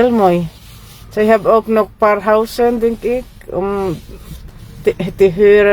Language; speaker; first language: Dutch; non-native, learner; Filipino